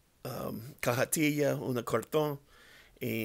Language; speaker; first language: Spanish; non-native, learner; English